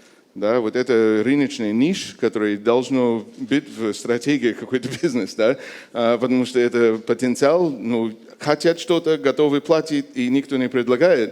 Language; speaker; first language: Russian; non-native, fluent; English